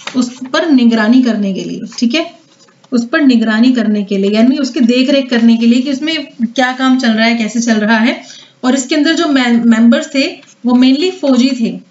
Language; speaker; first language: Hindi; native; Hindi